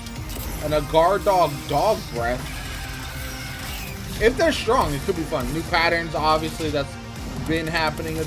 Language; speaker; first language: English; native; English